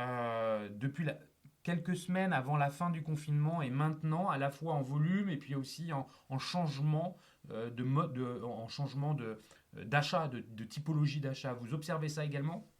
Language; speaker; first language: French; native; French